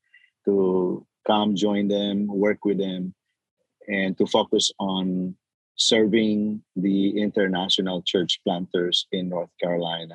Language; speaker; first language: English; non-native, local second language; Cebuano